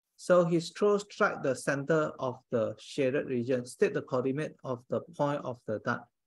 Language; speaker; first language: English; non-native, local second language; Chinese